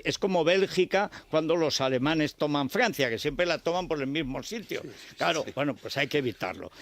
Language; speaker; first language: Spanish; native; Spanish